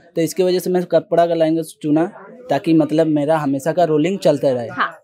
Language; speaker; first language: Hindi; native; Hindi